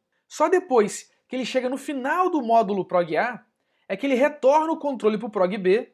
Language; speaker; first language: Portuguese; native; Portuguese